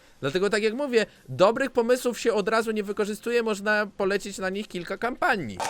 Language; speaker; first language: Polish; native; Polish